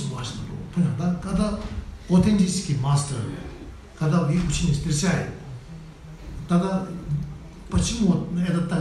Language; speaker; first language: Russian; non-native, learner; Tibetan